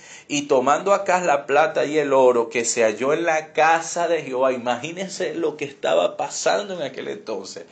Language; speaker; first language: Spanish; native; Spanish